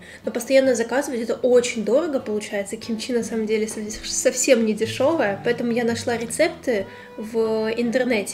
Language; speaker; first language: Russian; native; Russian